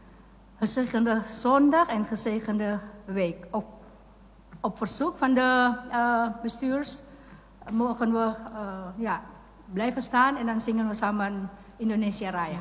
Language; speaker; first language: Dutch; non-native, fluent; Indonesian